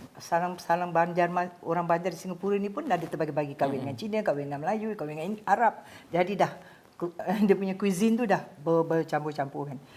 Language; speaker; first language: Malay; native; Malay